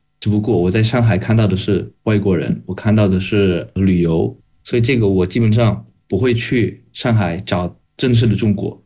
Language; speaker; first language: Chinese; non-native, fluent; Indonesian